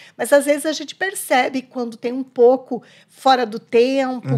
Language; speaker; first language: Portuguese; native; Portuguese